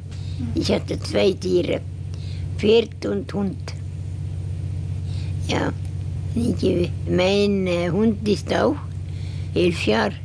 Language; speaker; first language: German; non-native, learner; Estonian